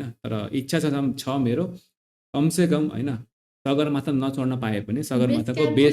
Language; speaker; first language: Nepali; native; Nepali